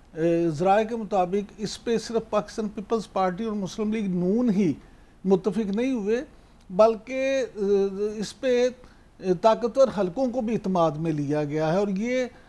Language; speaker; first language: Urdu; native; Urdu